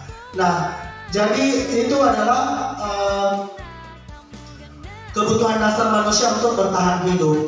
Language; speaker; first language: Indonesian; native; Indonesian